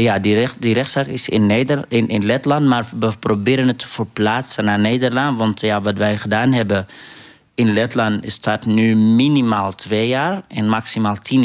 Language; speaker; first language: Dutch; non-native, fluent; Arabic